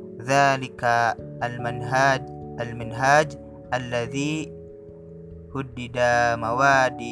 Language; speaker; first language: Arabic; non-native, learner; Indonesian